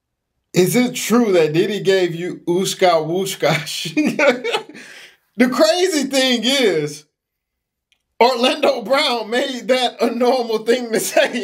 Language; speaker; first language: English; native; English